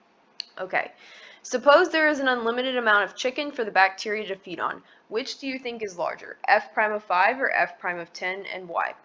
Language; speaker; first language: English; native; English